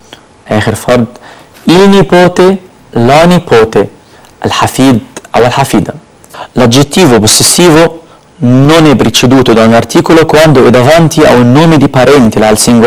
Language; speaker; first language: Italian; non-native, fluent; Arabic